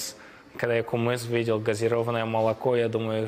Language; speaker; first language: Russian; early bilingual, heritage; Russian